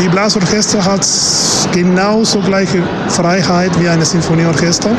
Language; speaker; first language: German; non-native, fluent; Spanish